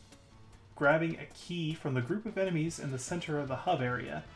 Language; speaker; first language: English; native; English